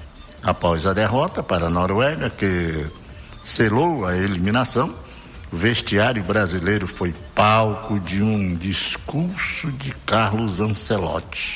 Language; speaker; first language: Portuguese; native; Portuguese